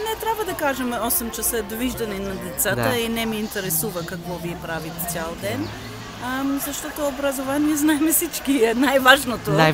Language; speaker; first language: Bulgarian; non-native, learner; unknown